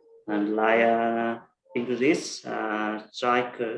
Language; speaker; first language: English; non-native, learner; Vietnamese